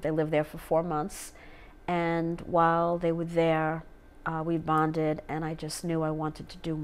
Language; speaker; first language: English; native; English